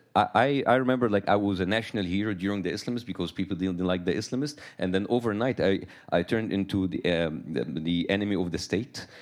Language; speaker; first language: English; non-native, fluent; Arabic